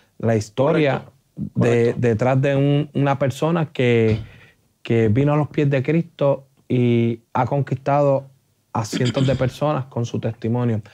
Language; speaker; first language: Spanish; native; Spanish